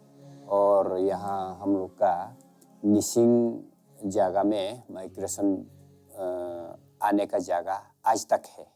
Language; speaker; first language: Hindi; non-native, local second language; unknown